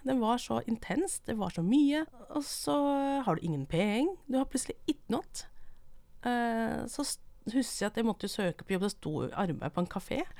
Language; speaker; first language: Norwegian; non-native, local second language; Vietnamese